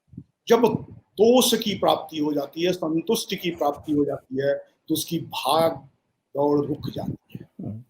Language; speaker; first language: Hindi; native; Hindi